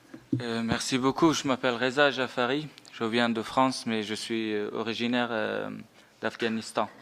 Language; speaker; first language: French; non-native, fluent; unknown